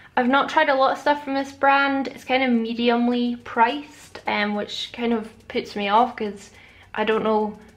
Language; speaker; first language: English; native; English